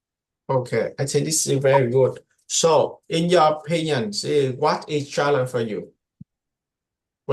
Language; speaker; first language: English; non-native, learner; Indonesian